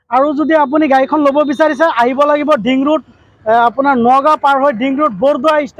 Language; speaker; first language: Assamese; non-native, local second language; Bangla